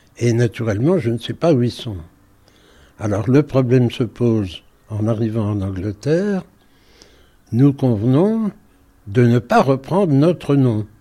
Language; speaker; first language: French; native; French